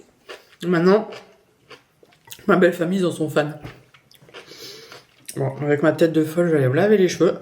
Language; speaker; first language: French; native; French